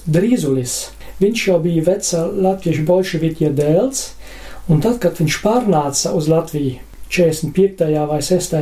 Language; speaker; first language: Latvian; non-native, fluent; German